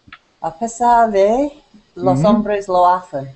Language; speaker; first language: Spanish; non-native, learner; English